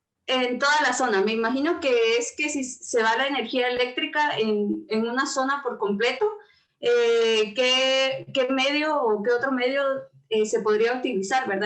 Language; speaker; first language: Spanish; native; Spanish